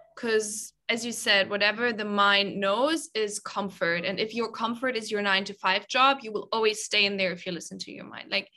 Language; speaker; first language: English; non-native, fluent; German